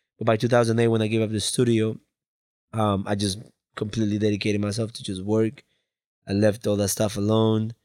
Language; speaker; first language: English; early bilingual, other home language; Spanish